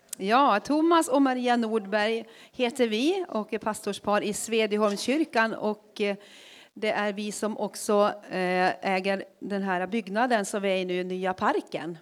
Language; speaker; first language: Swedish; native; Swedish